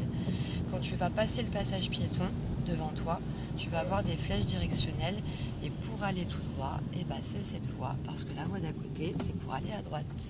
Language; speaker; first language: French; native; French